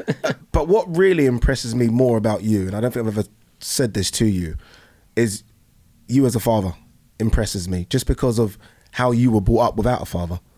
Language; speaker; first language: English; native; English